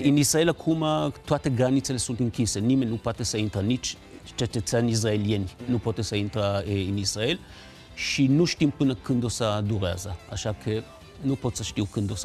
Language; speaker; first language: Romanian; non-native, fluent; Hebrew